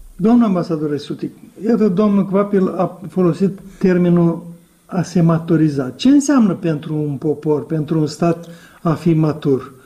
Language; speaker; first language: Romanian; native; Romanian